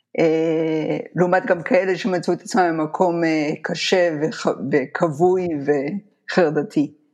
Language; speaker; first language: Hebrew; native; Hebrew